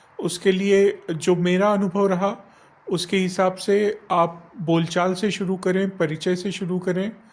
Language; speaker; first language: Hindi; native; Hindi